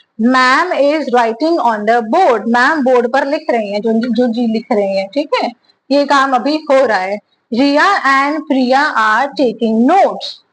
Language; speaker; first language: Hindi; native; Hindi